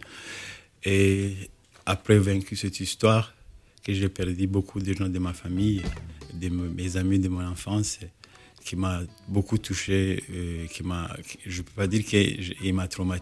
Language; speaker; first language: French; non-native, local second language; Kinyarwanda